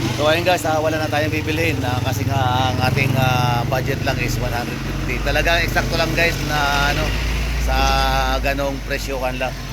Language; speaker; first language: Filipino; native; Filipino